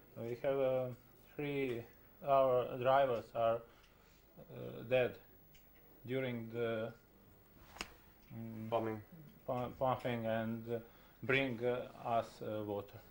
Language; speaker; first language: English; non-native, local second language; Croatian